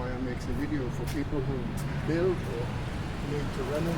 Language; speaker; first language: English; non-native, fluent; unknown